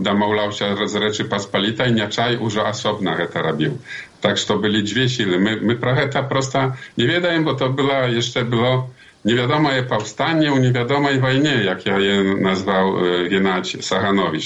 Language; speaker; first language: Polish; non-native, local second language; Belarusian